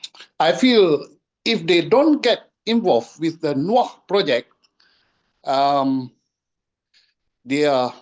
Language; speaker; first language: English; non-native, fluent; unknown